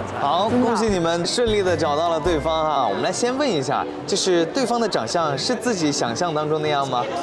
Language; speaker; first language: Chinese; native; Chinese